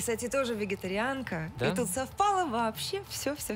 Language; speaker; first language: Russian; native; Russian